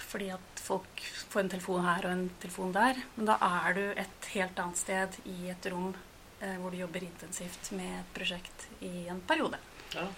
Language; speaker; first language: Norwegian; native; Norwegian